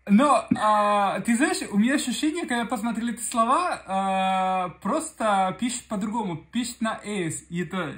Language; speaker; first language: Russian; non-native, fluent; Spanish